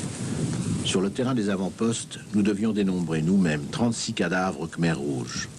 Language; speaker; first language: French; native; French